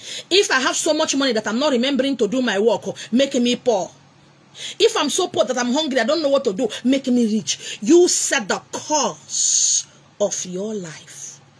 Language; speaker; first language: English; non-native, local second language; Igbo